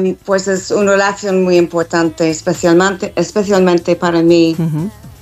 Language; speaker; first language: Spanish; non-native, learner; English